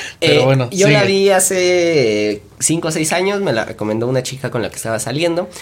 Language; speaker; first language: Spanish; native; Spanish